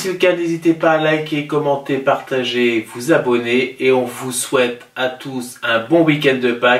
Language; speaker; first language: French; native; French